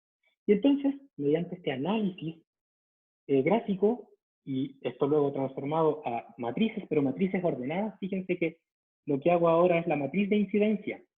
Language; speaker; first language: Spanish; native; Spanish